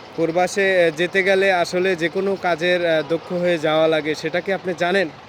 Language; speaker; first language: Bangla; native; Bangla